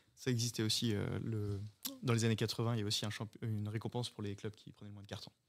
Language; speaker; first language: French; native; French